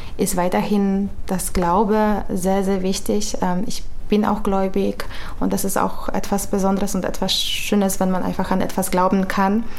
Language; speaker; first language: German; non-native, fluent; Polish